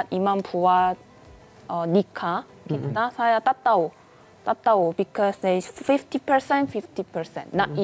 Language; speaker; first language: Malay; non-native, learner; Korean